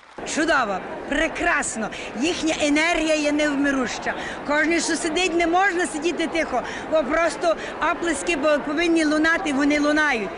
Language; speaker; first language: Ukrainian; early bilingual, heritage; Ukrainian